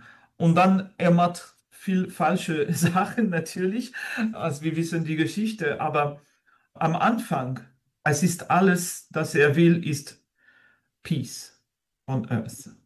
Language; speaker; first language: German; non-native, fluent; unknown